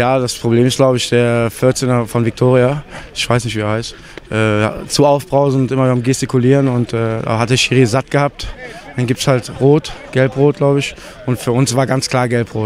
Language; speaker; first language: German; native; German